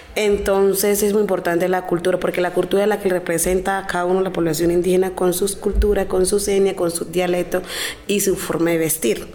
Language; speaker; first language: Spanish; non-native, local second language; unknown